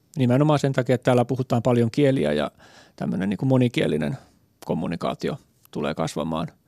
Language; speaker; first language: Finnish; native; Finnish